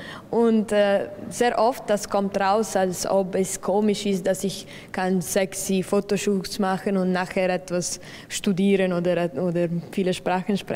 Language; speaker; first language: German; non-native, local second language; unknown